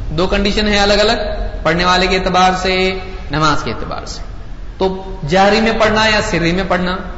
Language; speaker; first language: Urdu; native; Urdu